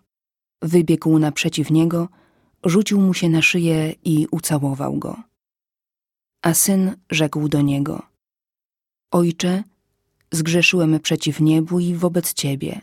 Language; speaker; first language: Polish; native; Polish